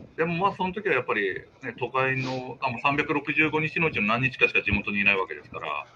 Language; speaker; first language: Japanese; native; Japanese